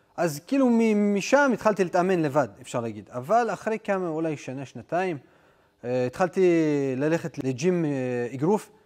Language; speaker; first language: Hebrew; non-native, local second language; Adyghe